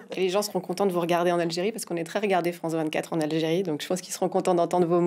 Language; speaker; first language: French; native; French